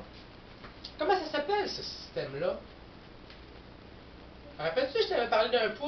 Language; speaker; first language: French; native; French